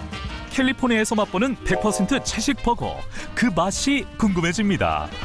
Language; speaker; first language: Korean; native; Korean